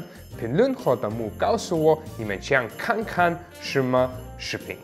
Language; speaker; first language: Chinese; non-native, fluent; German